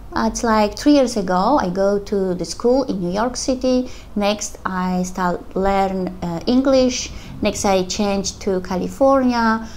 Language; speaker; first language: English; non-native, learner; Polish